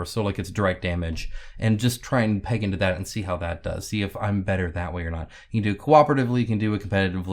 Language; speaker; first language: English; native; English